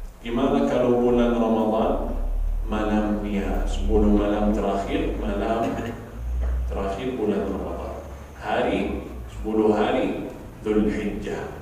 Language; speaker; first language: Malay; non-native, fluent; Arabic